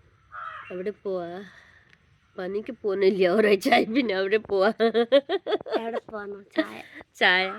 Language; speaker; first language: Malayalam; non-native, learner; Hindi